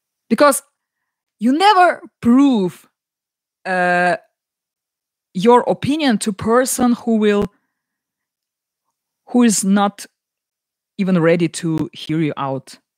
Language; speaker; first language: English; non-native, fluent; Ukrainian